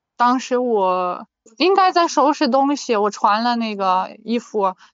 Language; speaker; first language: Chinese; non-native, fluent; Ukrainian